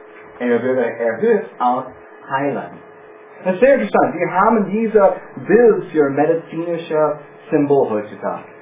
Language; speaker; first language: German; non-native, fluent; English